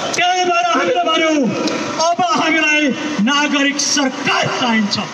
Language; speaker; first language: Nepali; native; Nepali